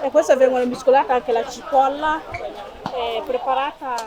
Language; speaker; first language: Italian; non-native, learner; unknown